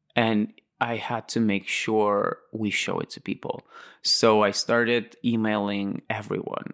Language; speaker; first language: English; non-native, fluent; Latvian